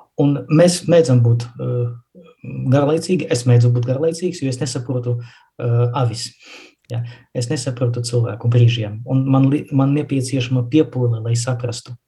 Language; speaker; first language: Latvian; non-native, local second language; Russian